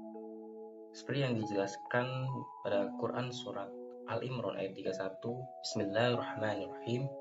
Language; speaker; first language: Indonesian; native; Indonesian